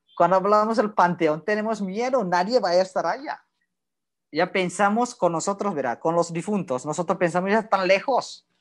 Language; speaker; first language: Spanish; non-native, learner; Indonesian